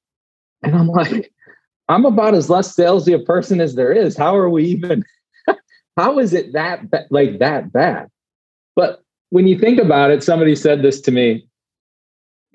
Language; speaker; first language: English; native; English